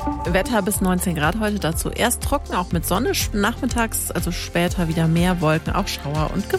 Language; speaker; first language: German; native; German